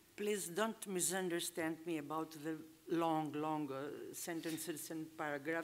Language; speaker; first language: English; non-native, fluent; Greek